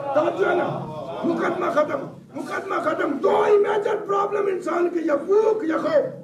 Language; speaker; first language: Urdu; non-native, local second language; Punjabi